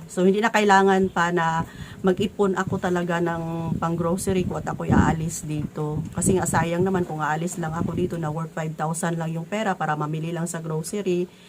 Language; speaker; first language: Filipino; native; Filipino